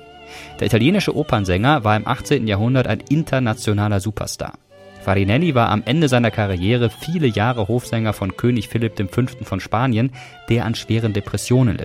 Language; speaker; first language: German; native; German